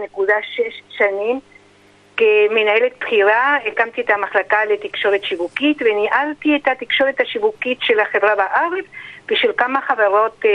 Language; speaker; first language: Hebrew; non-native, fluent; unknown